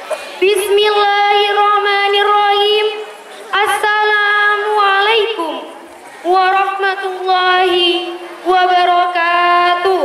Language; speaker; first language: Arabic; non-native, learner; Indonesian